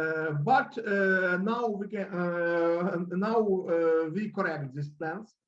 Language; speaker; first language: English; non-native, learner; Russian